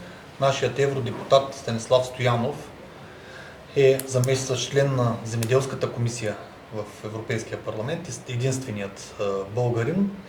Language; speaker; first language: Bulgarian; native; Bulgarian